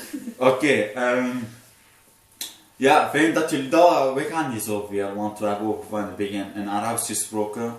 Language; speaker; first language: Dutch; early bilingual, other home language; Arabic